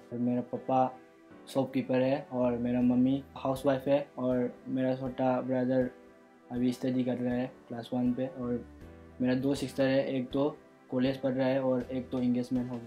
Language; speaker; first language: Hindi; non-native, local second language; Bangla